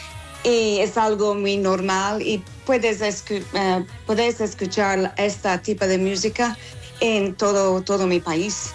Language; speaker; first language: Spanish; non-native, fluent; English